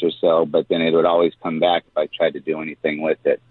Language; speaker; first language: English; native; English